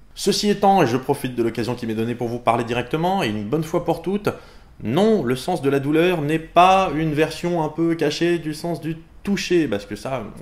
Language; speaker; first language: French; native; French